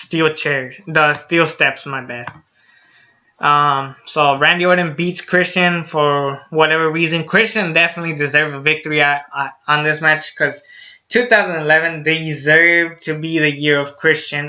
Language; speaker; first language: English; native; English